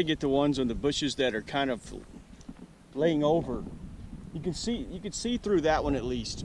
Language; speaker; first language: English; native; English